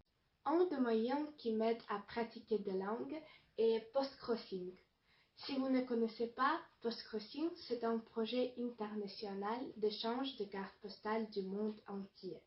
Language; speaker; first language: French; non-native, fluent; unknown